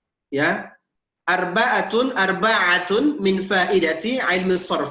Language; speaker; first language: Arabic; non-native, fluent; Indonesian